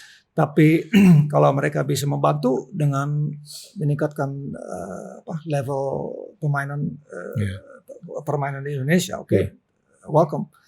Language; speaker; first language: Indonesian; non-native, local second language; Dutch